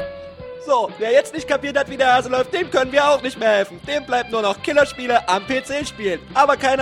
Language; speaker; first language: German; native; German